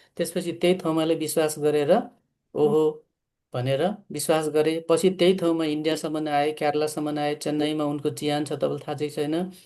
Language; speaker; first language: Nepali; native; Nepali